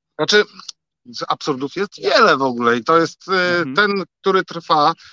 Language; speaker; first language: Polish; native; Polish